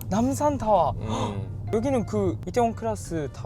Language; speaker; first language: Korean; non-native, learner; Japanese